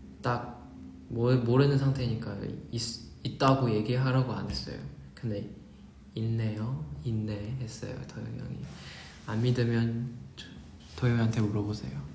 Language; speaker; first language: Korean; non-native, fluent; Chinese